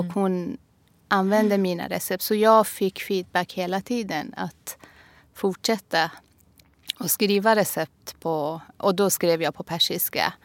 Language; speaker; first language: Swedish; non-native, fluent; Persian